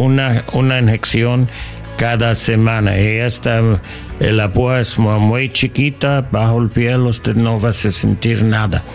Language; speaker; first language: Spanish; non-native, learner; English